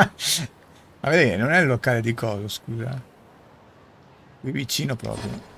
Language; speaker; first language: Italian; native; Italian